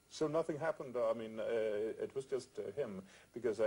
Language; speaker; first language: English; non-native, fluent; Swedish